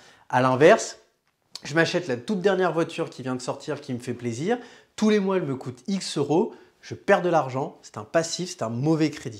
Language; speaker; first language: French; native; French